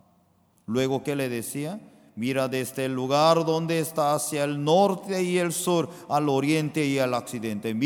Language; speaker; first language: Spanish; non-native, fluent; Korean